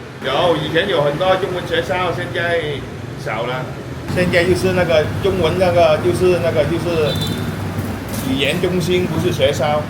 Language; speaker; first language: Chinese; early bilingual, heritage; Min Nan Chinese